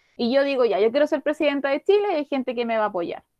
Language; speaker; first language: Spanish; native; Spanish